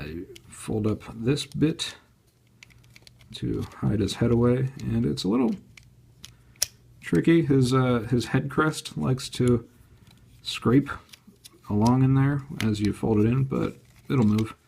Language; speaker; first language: English; native; English